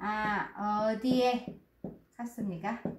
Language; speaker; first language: Korean; non-native, fluent; Vietnamese